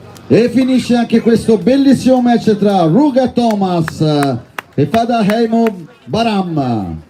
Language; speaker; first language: Italian; native; Italian